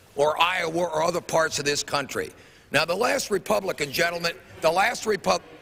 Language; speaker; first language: English; native; English